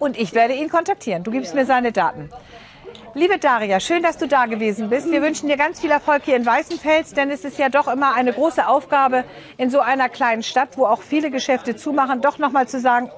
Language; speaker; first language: German; native; German